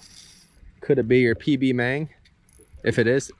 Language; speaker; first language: English; native; English